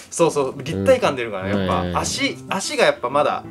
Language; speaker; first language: Japanese; native; Japanese